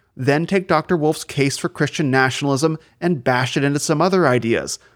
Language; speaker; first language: English; native; English